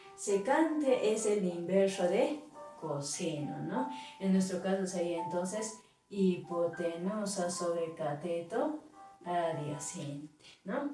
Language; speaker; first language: Spanish; native; Spanish